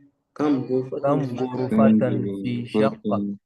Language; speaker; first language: Arabic; non-native, learner; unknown